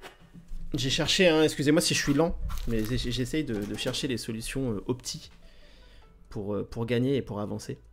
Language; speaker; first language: French; native; French